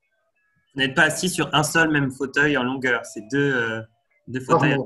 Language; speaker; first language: French; native; French